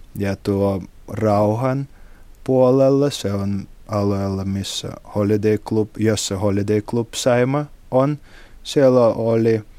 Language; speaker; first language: Finnish; non-native, fluent; Russian